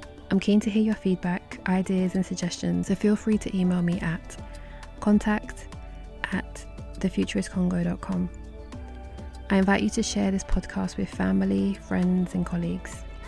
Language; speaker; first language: English; native; English